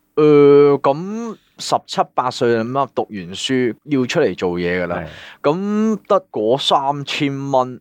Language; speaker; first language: Cantonese; native; Cantonese